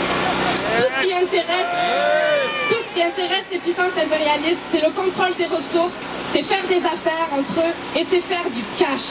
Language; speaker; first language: French; native; French